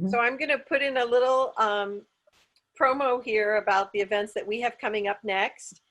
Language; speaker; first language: English; native; English